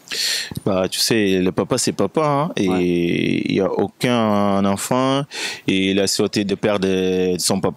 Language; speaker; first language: French; non-native, fluent; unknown